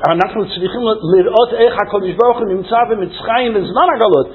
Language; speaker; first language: Hebrew; non-native, fluent; English